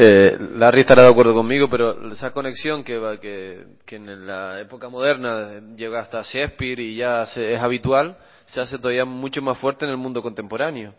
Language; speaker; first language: Spanish; native; Spanish